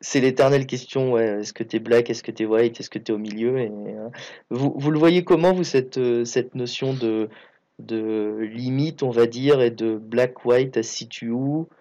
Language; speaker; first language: French; native; French